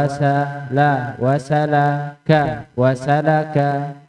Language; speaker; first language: Arabic; non-native, learner; Indonesian